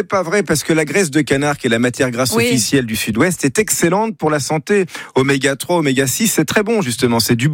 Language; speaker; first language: French; native; French